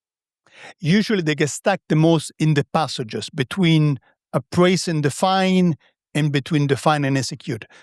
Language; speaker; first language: English; non-native, fluent; Italian